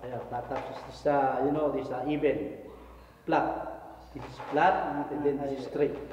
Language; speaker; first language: English; non-native, local second language; Filipino